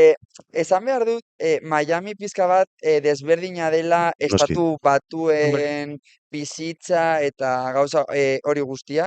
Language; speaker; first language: Basque; non-native, local second language; Spanish